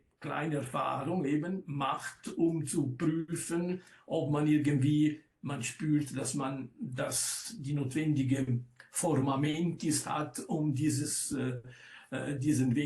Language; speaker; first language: German; non-native, local second language; Italian